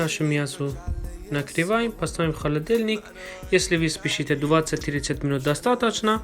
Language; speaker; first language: Russian; non-native, fluent; Persian